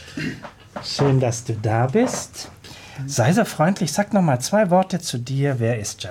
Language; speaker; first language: German; native; German